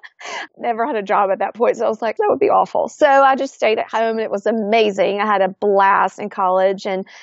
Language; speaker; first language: English; native; English